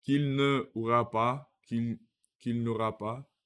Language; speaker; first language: French; non-native, learner; Russian